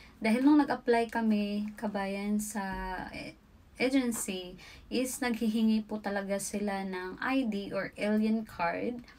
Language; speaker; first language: Filipino; native; Filipino